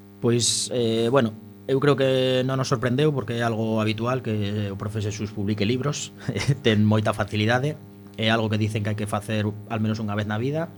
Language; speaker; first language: Galician; non-native, local second language; Spanish